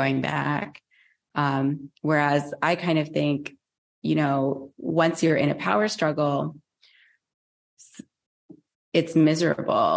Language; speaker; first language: English; native; English